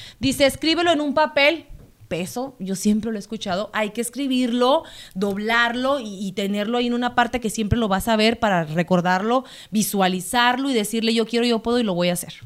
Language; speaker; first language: Spanish; native; Spanish